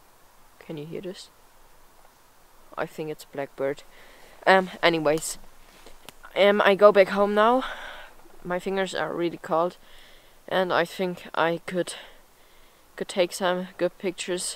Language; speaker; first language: English; non-native, fluent; German